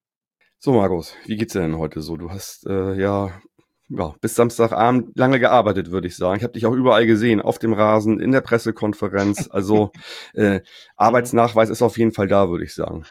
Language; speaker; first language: German; native; German